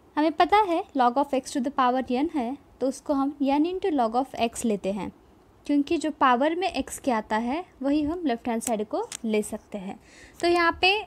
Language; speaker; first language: Hindi; non-native, local second language; Marathi